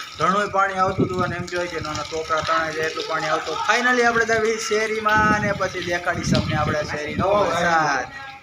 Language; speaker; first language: Gujarati; native; Gujarati